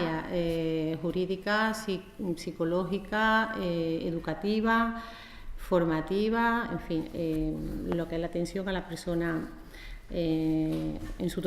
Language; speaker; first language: Spanish; native; Spanish